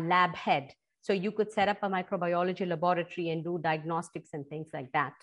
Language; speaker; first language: English; non-native, local second language; Tamil